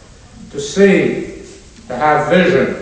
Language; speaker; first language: English; native; English